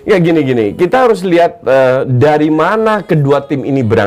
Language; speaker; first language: Indonesian; native; Indonesian